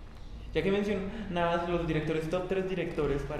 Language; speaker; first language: Spanish; native; Spanish